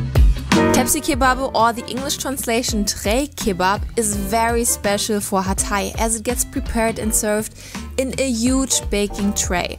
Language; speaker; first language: English; non-native, fluent; German